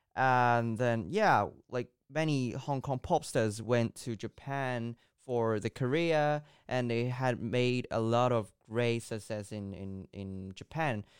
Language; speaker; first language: English; non-native, local second language; Cantonese